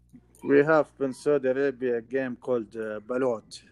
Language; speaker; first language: English; non-native, learner; Arabic